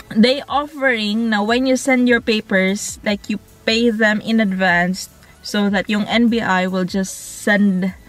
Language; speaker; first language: English; non-native, local second language; Cebuano